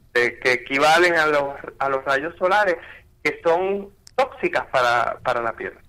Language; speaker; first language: Spanish; native; Spanish